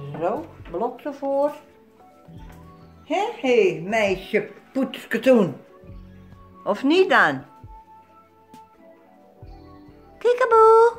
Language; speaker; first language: Dutch; native; Dutch